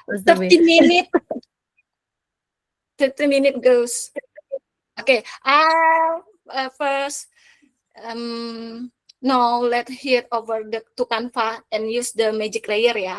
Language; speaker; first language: English; non-native, fluent; Indonesian